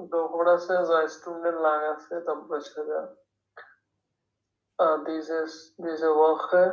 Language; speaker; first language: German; non-native, learner; Bangla